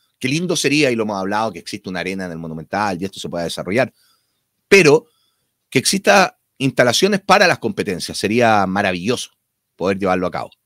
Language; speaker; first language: Spanish; native; Spanish